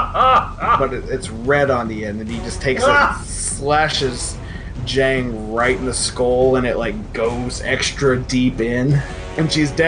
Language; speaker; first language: English; native; English